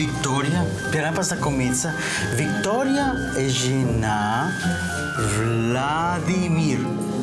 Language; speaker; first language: Russian; non-native, fluent; Spanish